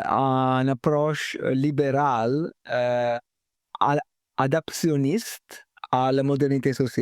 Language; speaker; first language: French; non-native, fluent; Italian